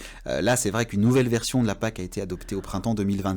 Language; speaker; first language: French; native; French